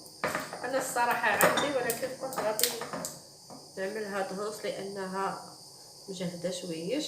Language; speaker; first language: Arabic; native; Arabic